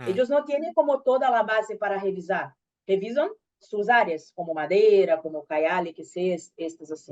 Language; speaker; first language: Spanish; non-native, learner; Portuguese